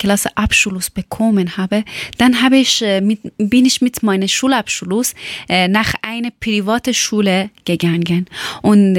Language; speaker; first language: German; non-native, learner; Persian